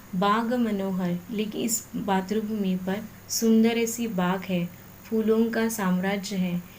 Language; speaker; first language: Hindi; non-native, local second language; Marathi